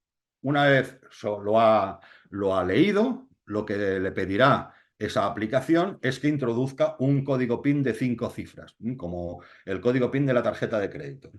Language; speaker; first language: Spanish; native; Spanish